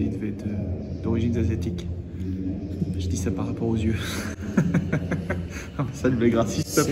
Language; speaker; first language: French; native; French